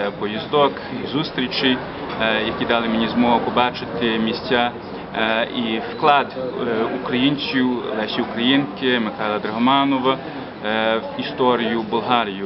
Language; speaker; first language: Ukrainian; early bilingual, heritage; Ukrainian